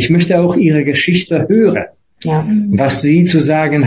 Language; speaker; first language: German; non-native, fluent; Hungarian